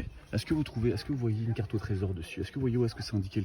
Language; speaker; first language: French; native; French